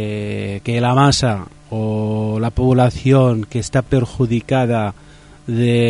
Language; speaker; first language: Spanish; non-native, fluent; Riffian